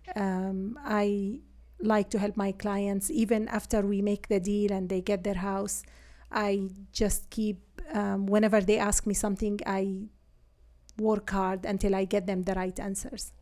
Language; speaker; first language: English; non-native, fluent; Arabic